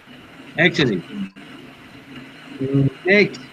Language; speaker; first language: English; non-native, learner; Spanish